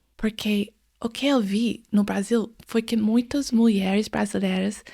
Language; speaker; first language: Portuguese; non-native, fluent; English